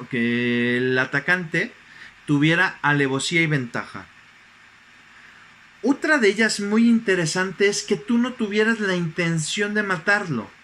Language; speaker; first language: Spanish; native; Spanish